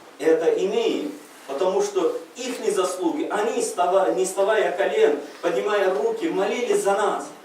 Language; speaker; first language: Russian; non-native, local second language; Uzbek